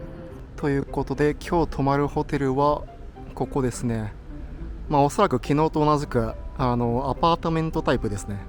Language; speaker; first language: Japanese; native; Japanese